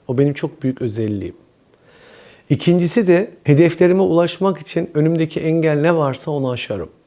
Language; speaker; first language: Turkish; early bilingual, heritage; Turkish